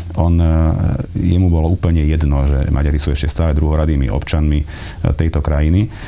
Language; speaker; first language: Slovak; non-native, local second language; Hungarian